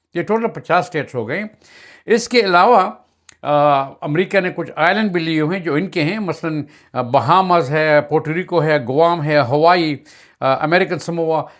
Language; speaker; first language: Urdu; native; Urdu